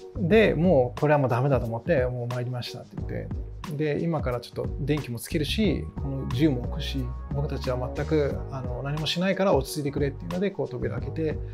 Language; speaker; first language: Japanese; early bilingual, other home language; English